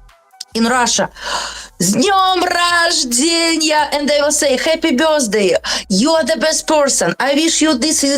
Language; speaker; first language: English; non-native, learner; Russian